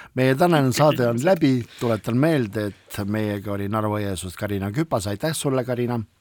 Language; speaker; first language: Estonian; non-native, local second language; Russian